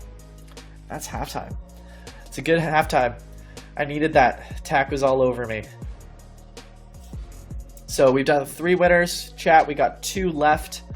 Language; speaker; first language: English; native; English